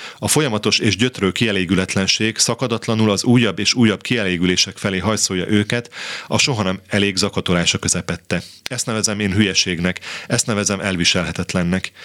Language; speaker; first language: Hungarian; native; Hungarian